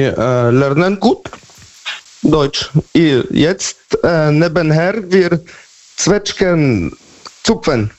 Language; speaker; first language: German; non-native, learner; Polish